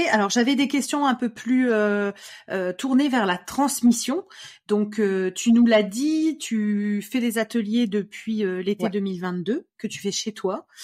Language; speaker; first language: French; native; French